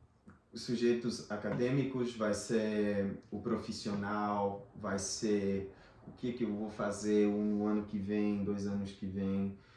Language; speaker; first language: Portuguese; non-native, fluent; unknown